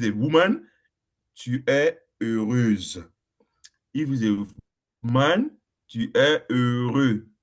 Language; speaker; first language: French; non-native, fluent; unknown